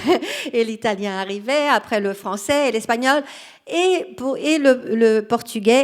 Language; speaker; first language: French; non-native, fluent; Portuguese